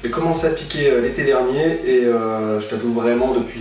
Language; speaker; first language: French; native; French